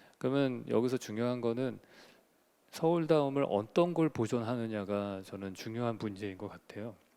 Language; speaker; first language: Korean; native; Korean